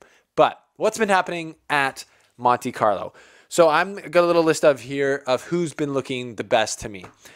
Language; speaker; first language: English; native; English